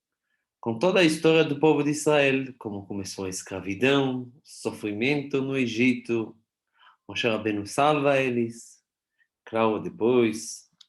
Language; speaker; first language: Portuguese; non-native, fluent; Hebrew